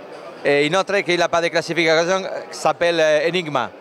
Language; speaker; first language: French; non-native, learner; Spanish